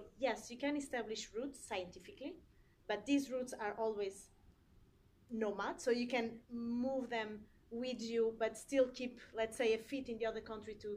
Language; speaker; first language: English; non-native, fluent; Portuguese